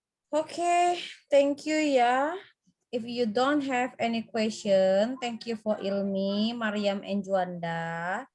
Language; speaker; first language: English; non-native, fluent; Indonesian